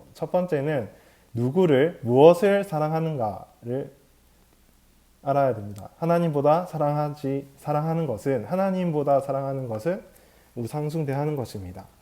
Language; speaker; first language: Korean; native; Korean